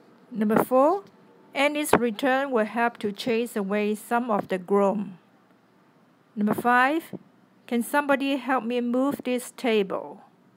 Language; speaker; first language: English; non-native, local second language; Cantonese